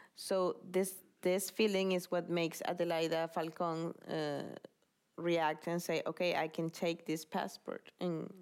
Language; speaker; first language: English; non-native, fluent; Spanish